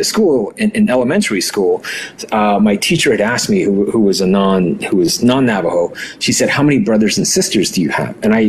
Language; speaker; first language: English; early bilingual, other home language; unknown